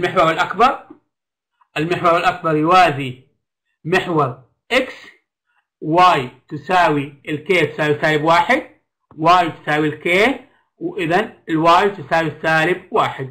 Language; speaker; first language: Arabic; native; Arabic